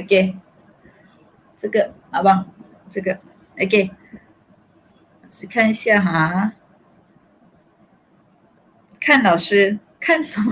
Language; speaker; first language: Chinese; non-native, local second language; Malay